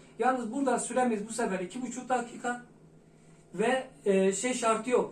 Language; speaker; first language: Turkish; native; Turkish